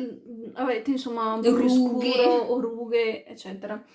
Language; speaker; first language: Italian; early bilingual, other home language; Arabic